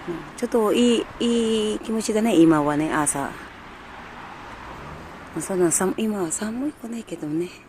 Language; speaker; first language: Japanese; non-native, learner; Filipino